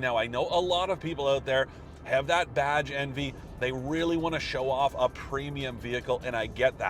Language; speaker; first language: English; native; English